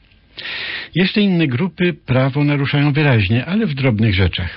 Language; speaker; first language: Polish; native; Polish